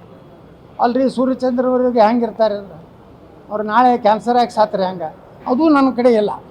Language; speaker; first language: Kannada; native; Kannada